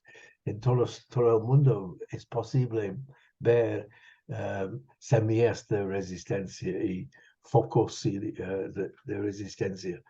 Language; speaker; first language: Spanish; non-native, fluent; English